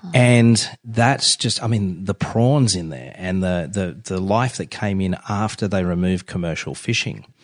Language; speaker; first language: English; native; English